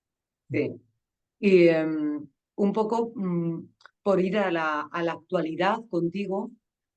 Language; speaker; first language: Spanish; native; Spanish